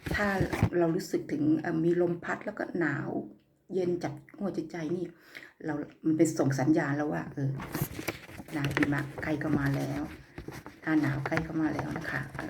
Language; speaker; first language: Thai; native; Thai